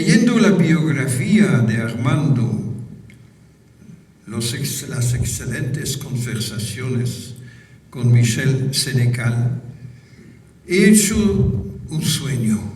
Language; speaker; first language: Spanish; non-native, fluent; French